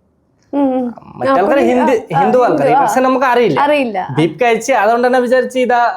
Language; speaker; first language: Malayalam; non-native, local second language; Bangla